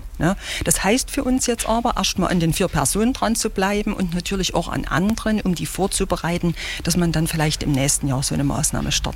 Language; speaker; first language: German; native; German